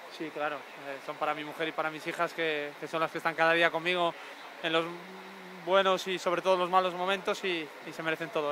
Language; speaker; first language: Spanish; native; Spanish